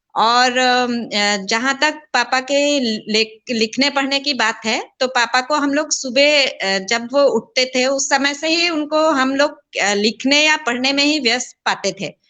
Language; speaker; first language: Hindi; native; Hindi